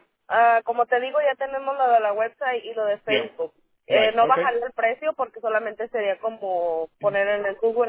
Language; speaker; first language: Spanish; native; Spanish